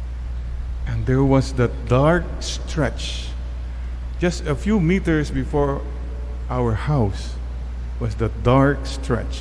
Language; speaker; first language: English; non-native, local second language; Iloko